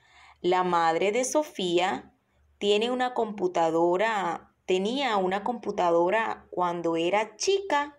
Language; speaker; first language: Spanish; non-native, fluent; Portuguese